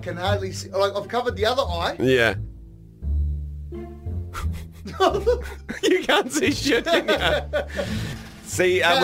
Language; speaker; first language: English; native; English